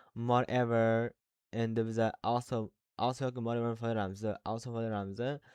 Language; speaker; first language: English; non-native, learner; Uzbek